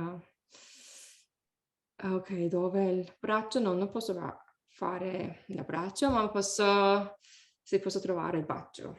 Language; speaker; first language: Italian; non-native, learner; English